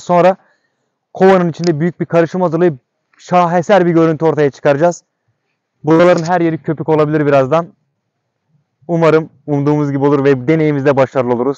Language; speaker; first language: Turkish; native; Turkish